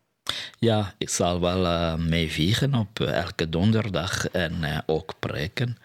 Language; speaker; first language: Dutch; non-native, fluent; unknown